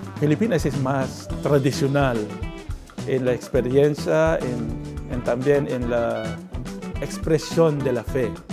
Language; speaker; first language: Spanish; non-native, learner; Filipino